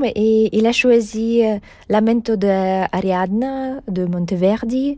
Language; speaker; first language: French; non-native, fluent; Russian